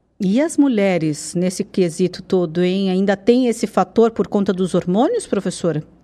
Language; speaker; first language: Portuguese; native; Portuguese